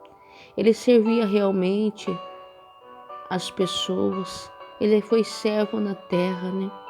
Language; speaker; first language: Portuguese; native; Portuguese